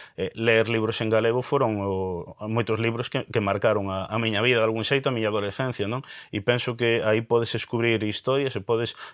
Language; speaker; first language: Galician; non-native, local second language; Spanish